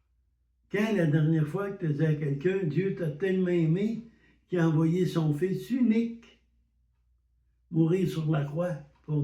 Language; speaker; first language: French; native; French